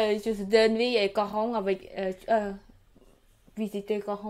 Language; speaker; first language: French; non-native, learner; Khmer